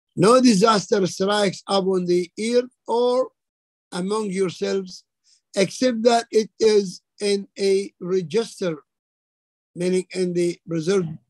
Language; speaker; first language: English; non-native, fluent; Arabic